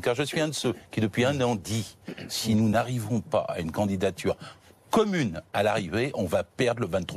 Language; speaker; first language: French; native; French